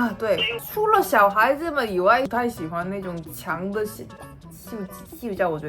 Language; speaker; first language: Chinese; non-native, learner; Korean